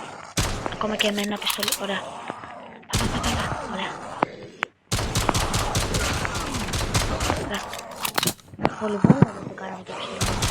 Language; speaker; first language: Greek; native; Greek